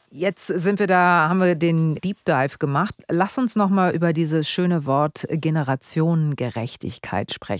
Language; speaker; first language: German; native; German